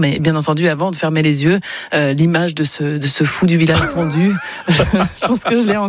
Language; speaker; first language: French; native; French